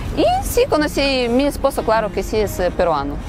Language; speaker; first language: Spanish; non-native, learner; Ukrainian